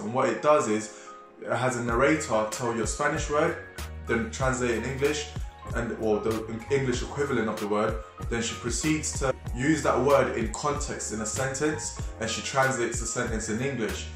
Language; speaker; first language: English; native; English